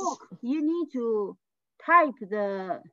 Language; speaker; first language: English; non-native, learner; French